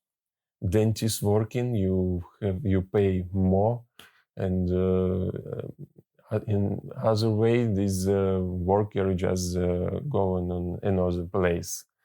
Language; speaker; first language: English; non-native, learner; Russian